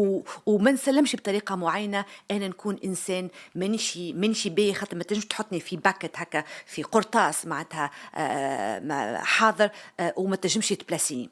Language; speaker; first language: Arabic; native; Arabic